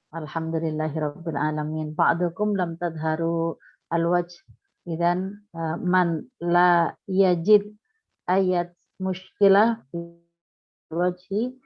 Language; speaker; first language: Arabic; non-native, fluent; Indonesian